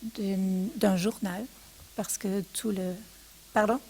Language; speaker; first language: French; non-native, fluent; German